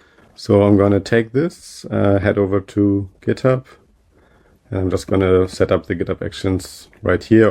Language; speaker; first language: English; non-native, fluent; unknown